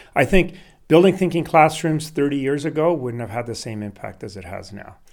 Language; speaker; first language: English; early bilingual, other home language; Swedish